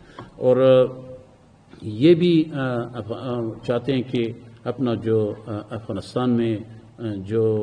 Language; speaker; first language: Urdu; non-native, fluent; Persian